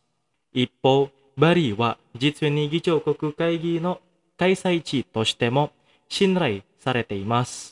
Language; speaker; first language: Japanese; non-native, fluent; Indonesian